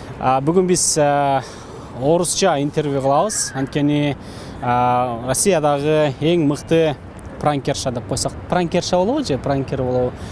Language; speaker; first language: Kyrgyz; native; Kyrgyz